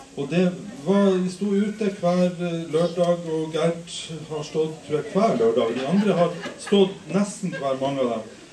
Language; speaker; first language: Norwegian; native; Norwegian